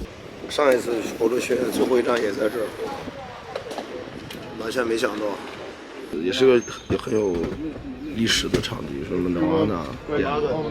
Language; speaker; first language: Chinese; native; Chinese